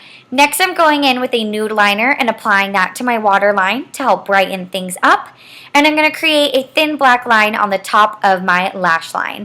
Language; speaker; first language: English; native; English